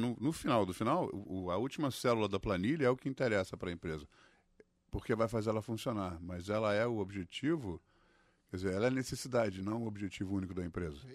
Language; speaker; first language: Portuguese; early bilingual, other home language; English